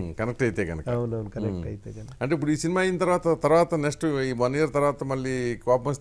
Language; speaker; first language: Telugu; native; Telugu